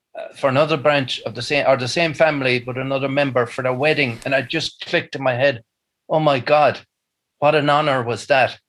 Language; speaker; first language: English; native; English